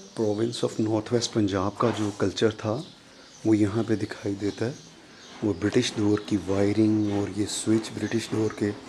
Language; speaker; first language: Urdu; non-native, local second language; Punjabi